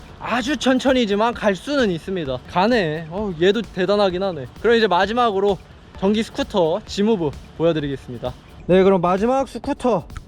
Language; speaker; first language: Korean; native; Korean